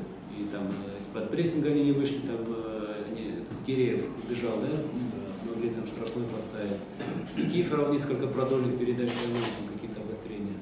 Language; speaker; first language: Russian; native; Russian